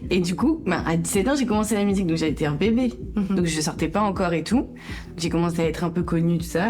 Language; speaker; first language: French; native; French